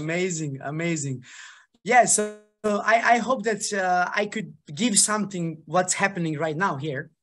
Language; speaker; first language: English; non-native, fluent; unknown